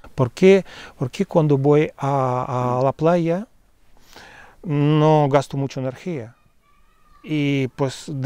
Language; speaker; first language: Spanish; non-native, fluent; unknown